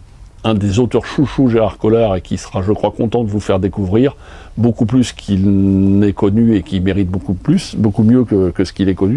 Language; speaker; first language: French; native; French